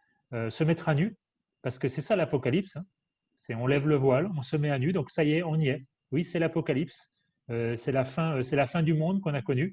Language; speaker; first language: French; native; French